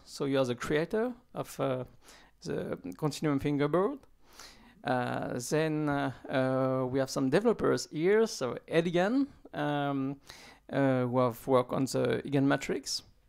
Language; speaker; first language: English; non-native, fluent; French